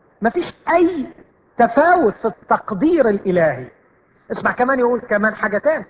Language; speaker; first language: Arabic; native; Arabic